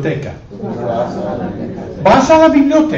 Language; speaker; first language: Spanish; non-native, fluent; English